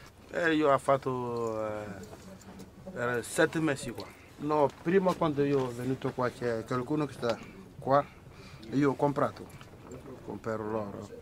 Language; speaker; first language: Italian; non-native, learner; Wolof